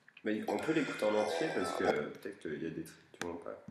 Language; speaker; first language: French; native; French